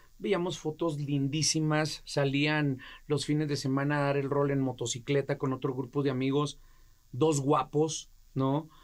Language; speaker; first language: Spanish; native; Spanish